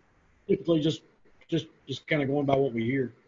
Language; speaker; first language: English; native; English